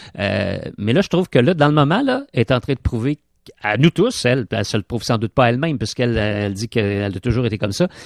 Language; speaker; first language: French; native; French